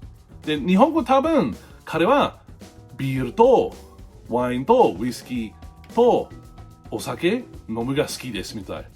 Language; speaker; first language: Japanese; non-native, fluent; English